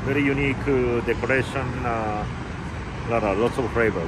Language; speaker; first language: English; non-native, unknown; Japanese